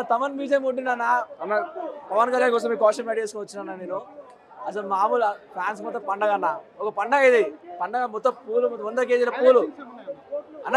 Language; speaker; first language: Telugu; native; Telugu